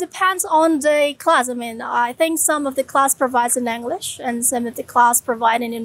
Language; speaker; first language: English; non-native, fluent; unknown